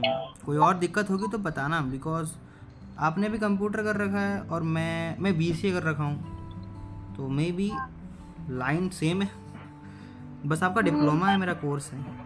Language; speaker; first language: Hindi; native; Hindi